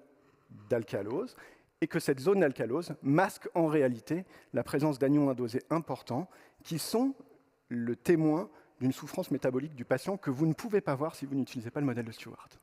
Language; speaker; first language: French; native; French